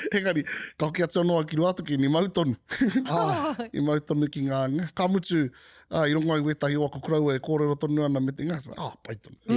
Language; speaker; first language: Māori; native; Māori